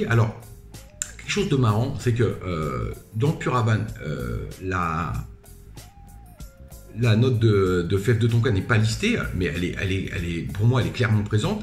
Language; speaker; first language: French; native; French